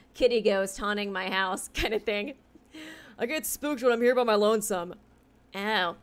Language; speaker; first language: English; native; English